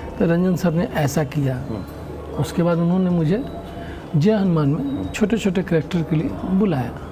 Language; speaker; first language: Hindi; non-native, local second language; Bhojpuri